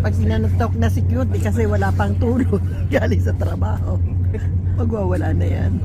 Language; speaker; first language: Filipino; native; Filipino